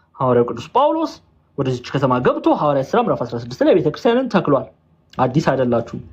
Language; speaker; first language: Amharic; early bilingual, heritage; Amharic